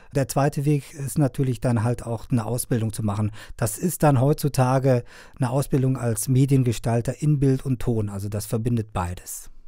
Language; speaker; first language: German; non-native, fluent; Persian